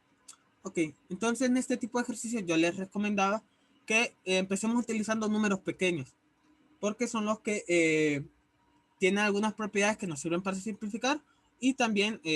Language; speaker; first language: Spanish; native; Spanish